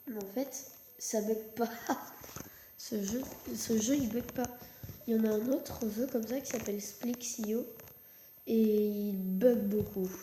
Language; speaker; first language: French; native; French